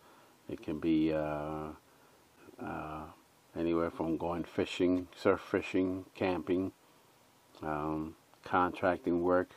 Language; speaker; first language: English; native; English